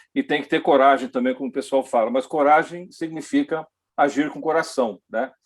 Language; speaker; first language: Portuguese; early bilingual, other home language; Dutch